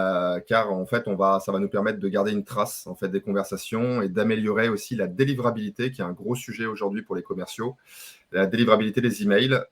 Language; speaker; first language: French; native; French